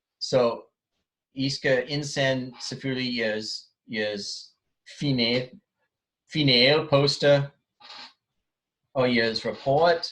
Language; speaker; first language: Danish; non-native, fluent; English